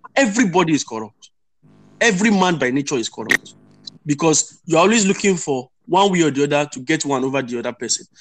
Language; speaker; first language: English; non-native, local second language; Yoruba